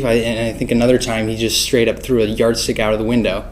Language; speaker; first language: English; native; English